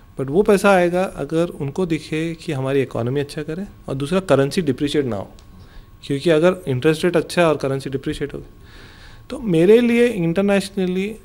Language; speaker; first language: Hindi; non-native, local second language; Gujarati